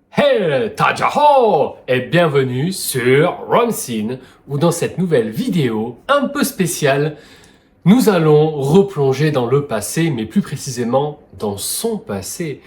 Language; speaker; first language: French; native; French